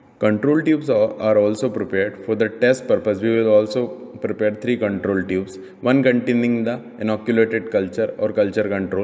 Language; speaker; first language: English; non-native, local second language; Hindi